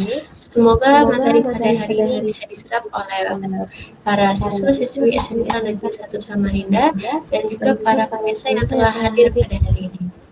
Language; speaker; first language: Indonesian; native; Indonesian